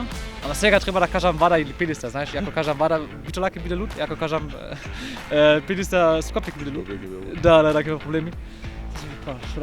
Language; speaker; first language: Macedonian; non-native, learner; German